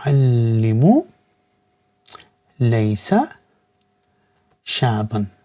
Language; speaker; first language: Arabic; non-native, fluent; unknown